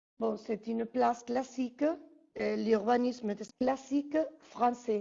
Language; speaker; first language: French; non-native, fluent; Spanish